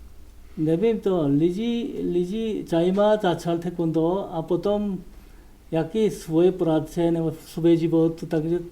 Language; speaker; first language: Czech; non-native, learner; Korean